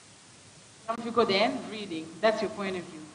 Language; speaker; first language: English; non-native, fluent; French